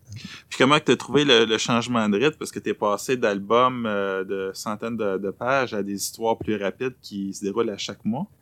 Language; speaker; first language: French; native; French